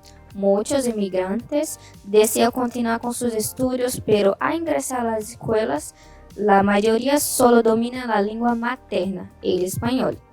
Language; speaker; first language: Spanish; non-native, learner; Portuguese